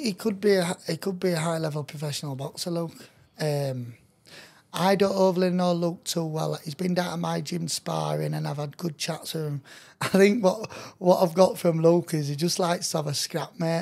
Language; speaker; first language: English; native; English